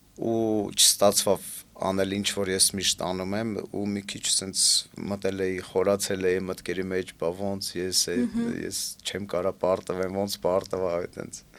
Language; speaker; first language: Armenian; early bilingual, heritage; Armenian